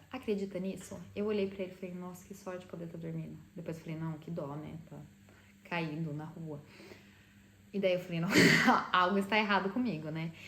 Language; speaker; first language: Portuguese; native; Portuguese